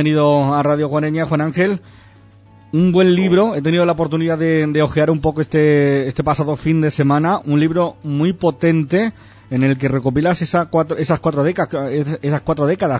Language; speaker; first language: Spanish; native; Spanish